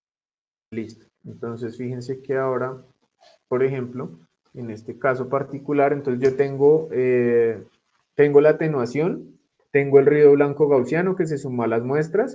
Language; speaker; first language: Spanish; native; Spanish